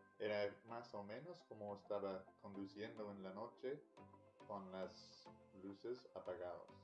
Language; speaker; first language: Spanish; non-native, learner; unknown